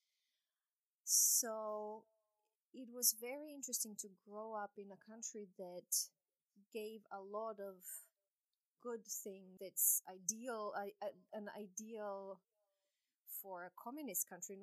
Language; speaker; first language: English; non-native, fluent; Croatian